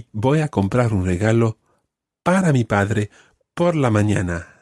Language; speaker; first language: Spanish; non-native, fluent; English